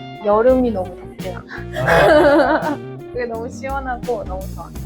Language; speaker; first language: Korean; non-native, fluent; Mongolian